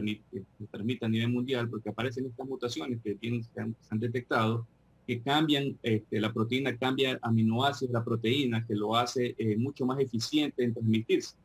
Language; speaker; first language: Spanish; native; Spanish